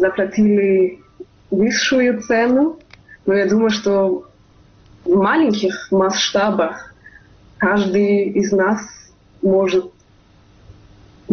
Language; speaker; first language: Russian; non-native, fluent; German